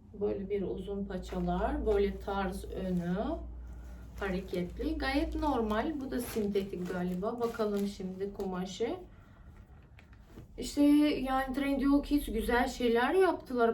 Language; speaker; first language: Turkish; non-native, fluent; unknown